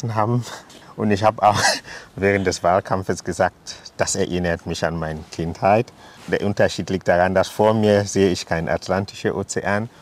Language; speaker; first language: German; non-native, fluent; English